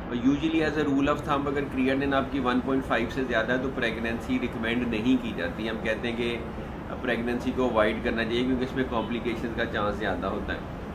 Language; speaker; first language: Urdu; non-native, local second language; Punjabi